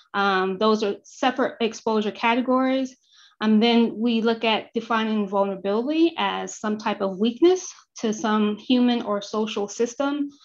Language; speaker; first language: English; native; English